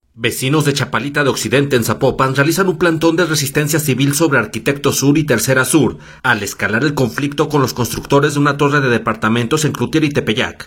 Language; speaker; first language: Spanish; native; Spanish